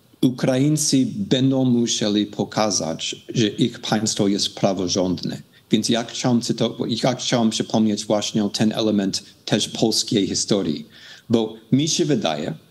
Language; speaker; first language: Polish; non-native, fluent; English